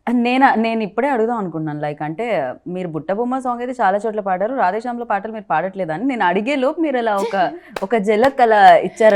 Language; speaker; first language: Telugu; native; Telugu